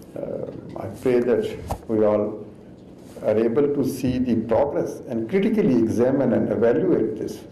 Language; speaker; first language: English; non-native, local second language; Urdu